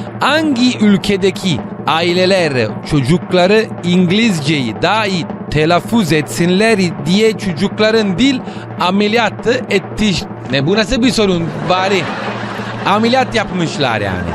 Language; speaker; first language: Turkish; non-native, learner; Italian